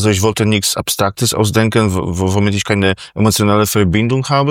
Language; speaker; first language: German; non-native, fluent; Polish